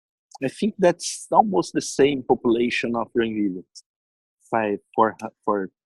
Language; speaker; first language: English; non-native, learner; Portuguese